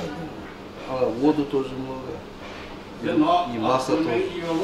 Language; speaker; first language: Russian; non-native, local second language; Uzbek